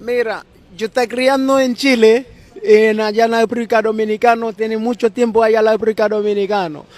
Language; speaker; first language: Spanish; non-native, learner; Haitian Creole